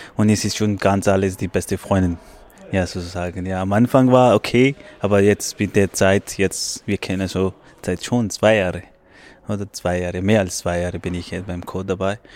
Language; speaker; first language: German; non-native, learner; Urdu